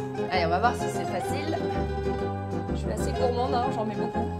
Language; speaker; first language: French; native; French